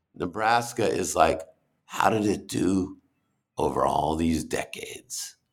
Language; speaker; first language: English; native; English